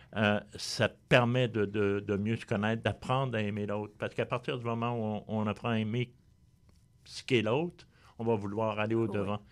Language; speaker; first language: French; non-native, fluent; Spanish